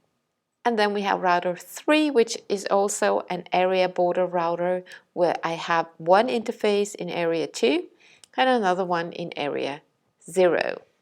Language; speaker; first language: English; non-native, fluent; Danish